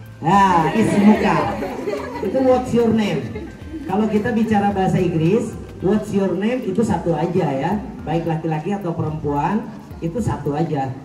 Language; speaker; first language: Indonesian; native; Indonesian